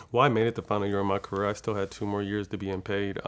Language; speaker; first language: English; native; English